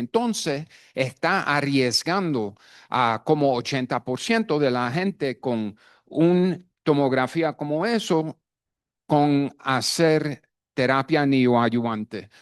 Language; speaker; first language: Spanish; non-native, fluent; English